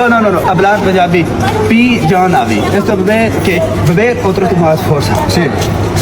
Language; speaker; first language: Spanish; non-native, learner; Punjabi